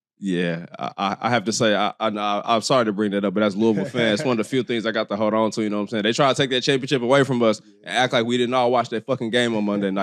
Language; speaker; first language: English; native; English